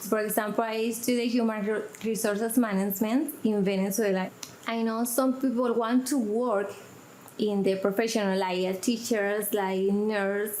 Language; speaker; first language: English; non-native, learner; Spanish